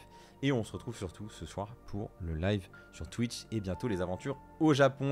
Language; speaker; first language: French; native; French